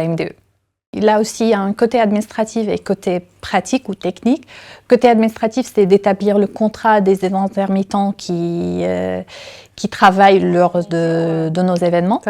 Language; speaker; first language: French; non-native, fluent; Arabic